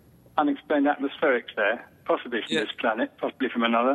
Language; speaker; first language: English; native; English